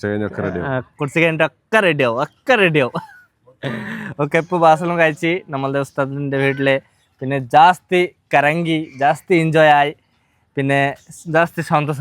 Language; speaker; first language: Malayalam; non-native, learner; Bangla